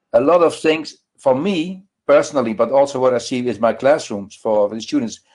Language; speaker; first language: English; non-native, learner; Dutch